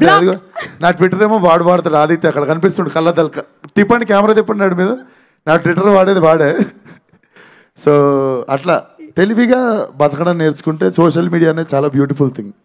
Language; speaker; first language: Telugu; native; Telugu